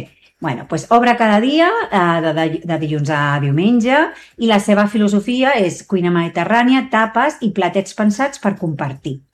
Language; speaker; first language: Catalan; native; Catalan